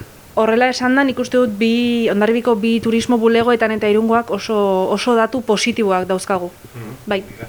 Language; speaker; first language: Basque; non-native, local second language; Spanish